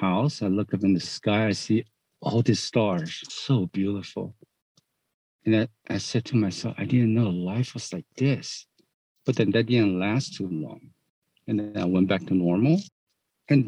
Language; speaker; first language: English; non-native, fluent; Chinese